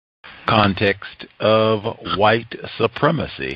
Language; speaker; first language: English; native; English